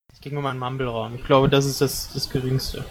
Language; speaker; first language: German; native; German